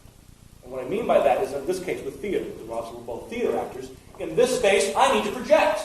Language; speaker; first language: English; native; English